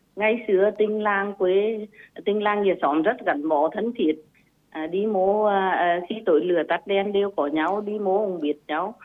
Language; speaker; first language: Vietnamese; non-native, local second language; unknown